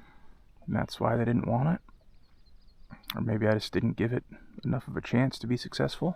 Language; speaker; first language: English; native; English